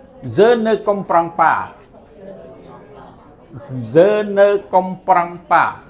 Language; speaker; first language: French; non-native, fluent; Khmer